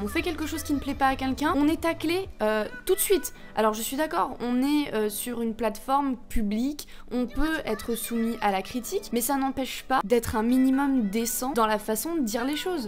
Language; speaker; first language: French; native; French